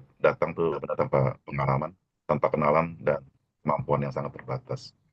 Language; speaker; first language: Indonesian; native; Indonesian